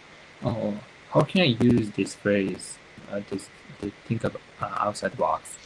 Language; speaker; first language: English; non-native, learner; Japanese